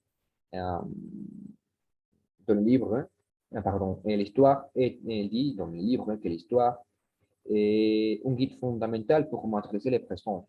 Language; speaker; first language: French; non-native, learner; Spanish